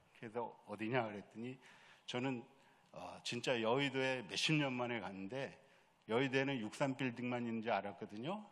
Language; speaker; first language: Korean; native; Korean